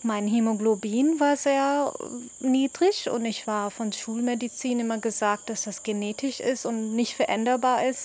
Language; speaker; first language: German; non-native, fluent; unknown